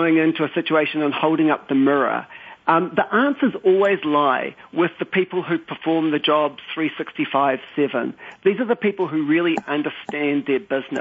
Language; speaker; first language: English; native; English